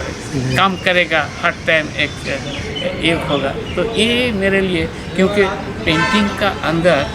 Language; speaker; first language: Hindi; non-native, local second language; Bangla